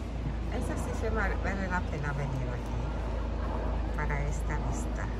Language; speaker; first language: Spanish; non-native, fluent; English